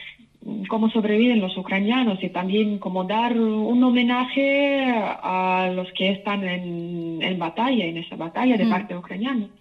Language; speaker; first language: Spanish; non-native, fluent; Ukrainian